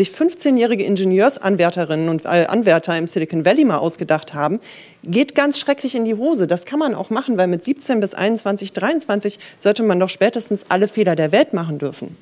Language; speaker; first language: German; native; German